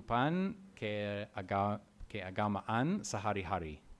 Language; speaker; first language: Indonesian; non-native, learner; English